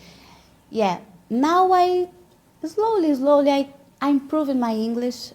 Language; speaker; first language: English; non-native, learner; Portuguese